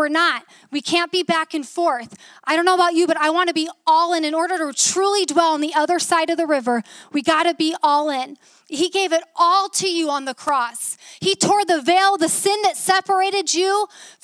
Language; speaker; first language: English; native; English